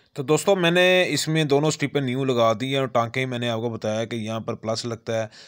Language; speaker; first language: Urdu; non-native, local second language; Punjabi